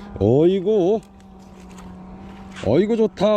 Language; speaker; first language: Korean; native; Korean